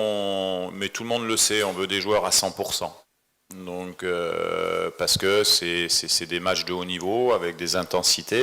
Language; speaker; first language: French; native; French